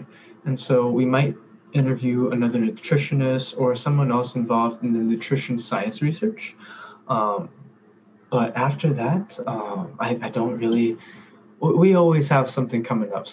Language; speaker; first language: English; early bilingual, other home language; Korean